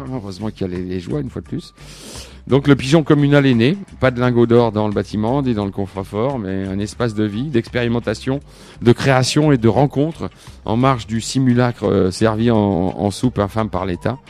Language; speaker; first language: French; native; French